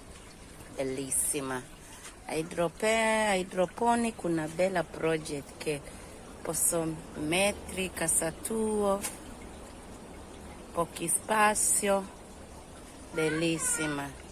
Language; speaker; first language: Italian; non-native, learner; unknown